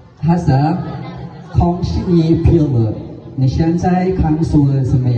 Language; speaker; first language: Chinese; non-native, learner; Indonesian